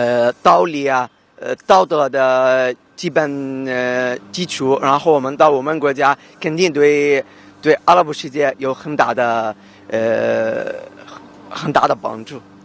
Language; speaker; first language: Chinese; non-native, fluent; Arabic